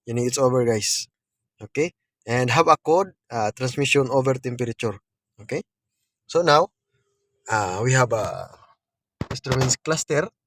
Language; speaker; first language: English; non-native, local second language; Filipino